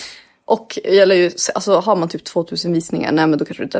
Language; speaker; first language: Swedish; native; Swedish